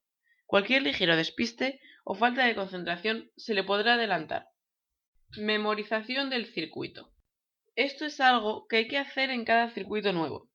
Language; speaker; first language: Spanish; native; Spanish